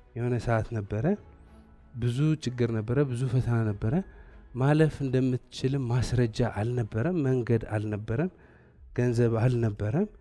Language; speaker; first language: Amharic; non-native, local second language; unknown